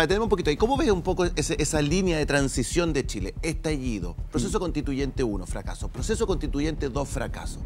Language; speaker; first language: Spanish; native; Spanish